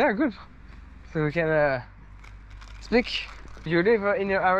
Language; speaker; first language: English; non-native, fluent; French